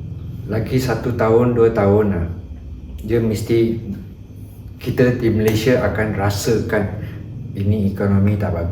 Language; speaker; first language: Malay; non-native, local second language; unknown